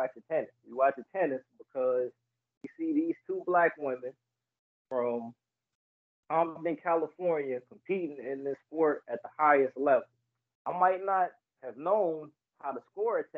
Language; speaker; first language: English; native; English